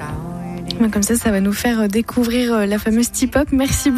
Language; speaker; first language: French; native; French